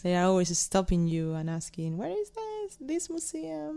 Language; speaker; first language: English; non-native, fluent; Spanish